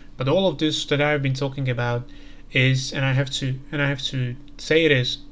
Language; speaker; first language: English; non-native, fluent; Slovak